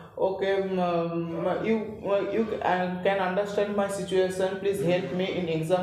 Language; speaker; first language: English; non-native, learner; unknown